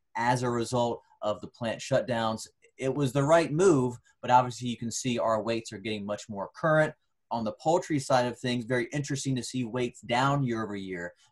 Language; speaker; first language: English; native; English